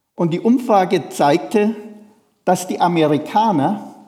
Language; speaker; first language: German; native; German